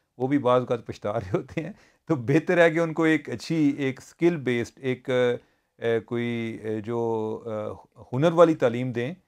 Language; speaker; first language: Urdu; native; Urdu